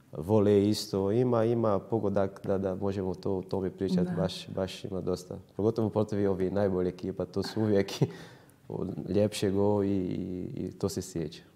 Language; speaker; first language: Croatian; non-native, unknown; Portuguese